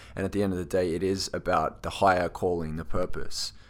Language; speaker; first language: English; native; English